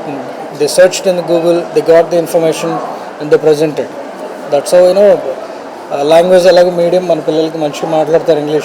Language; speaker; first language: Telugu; native; Telugu